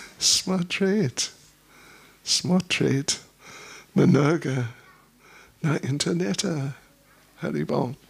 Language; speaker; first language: Russian; non-native, learner; English